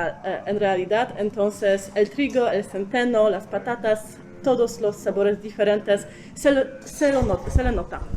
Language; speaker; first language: Spanish; non-native, fluent; Polish